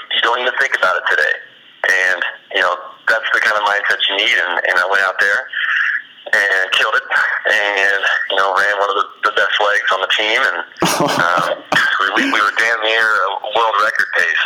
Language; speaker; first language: English; native; English